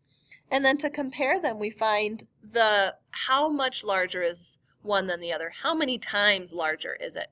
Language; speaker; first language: English; native; English